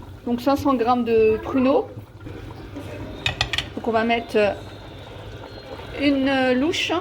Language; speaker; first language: French; native; French